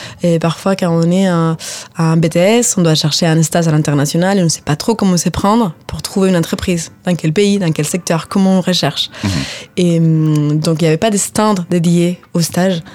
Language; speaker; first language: French; non-native, fluent; Spanish